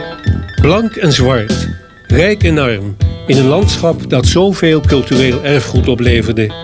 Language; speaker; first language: Dutch; native; Dutch